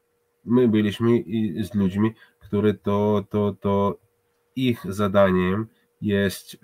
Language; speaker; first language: Polish; non-native, fluent; Hebrew